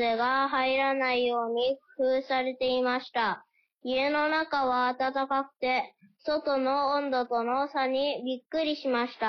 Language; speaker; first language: Japanese; early bilingual, heritage; Japanese